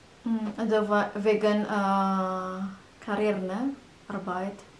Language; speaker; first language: German; non-native, learner; Indonesian